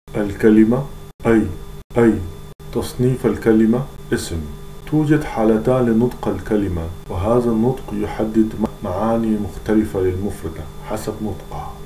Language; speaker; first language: Arabic; non-native, local second language; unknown